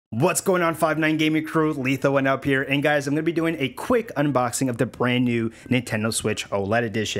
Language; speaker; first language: English; native; English